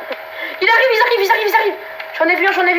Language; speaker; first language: French; native; French